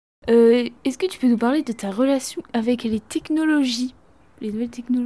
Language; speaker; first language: French; native; French